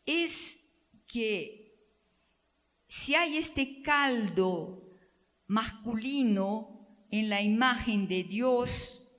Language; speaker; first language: Spanish; non-native, fluent; Portuguese